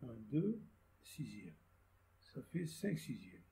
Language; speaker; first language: French; non-native, local second language; Arabic